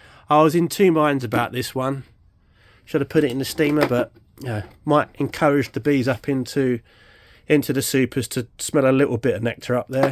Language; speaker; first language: English; native; English